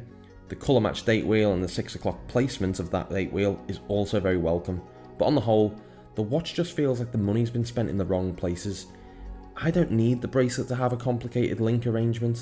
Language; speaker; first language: English; native; English